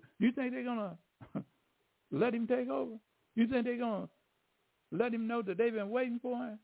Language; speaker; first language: English; native; English